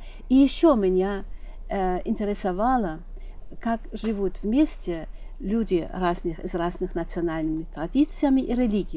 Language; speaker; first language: Russian; non-native, fluent; German